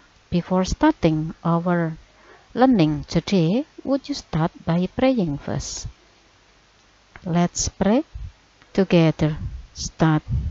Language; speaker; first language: English; non-native, fluent; Indonesian